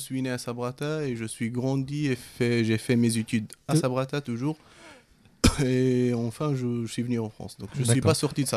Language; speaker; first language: French; non-native, fluent; Arabic